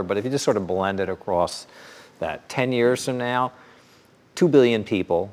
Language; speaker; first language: English; native; English